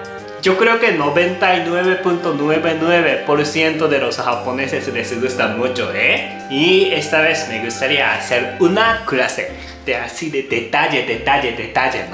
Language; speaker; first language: Spanish; non-native, fluent; Japanese